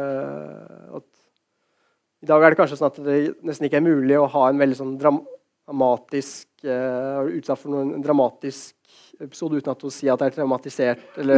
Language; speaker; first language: Norwegian; native; Norwegian